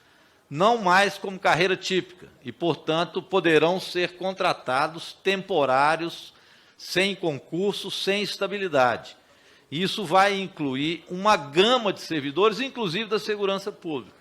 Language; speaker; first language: Portuguese; native; Portuguese